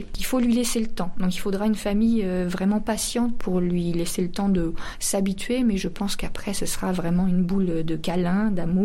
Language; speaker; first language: French; native; French